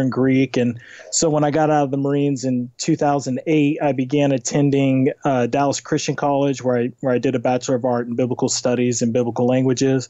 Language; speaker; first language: English; native; English